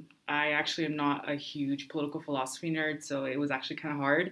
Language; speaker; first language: English; early bilingual, other home language; Spanish